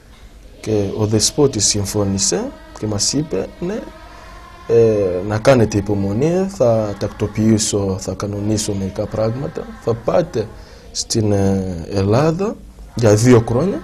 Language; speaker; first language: Greek; non-native, fluent; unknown